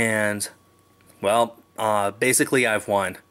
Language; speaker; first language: English; native; English